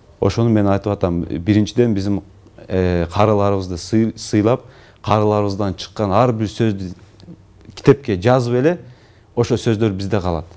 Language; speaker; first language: Kyrgyz; non-native, local second language; Turkish